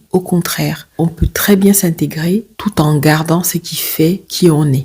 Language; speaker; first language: French; native; French